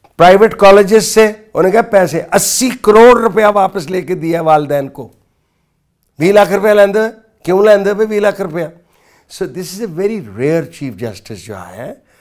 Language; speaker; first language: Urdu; non-native, local second language; Punjabi